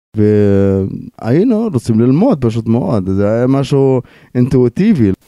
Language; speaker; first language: Hebrew; non-native, local second language; Arabic